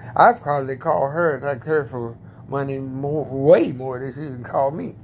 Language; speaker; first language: English; native; English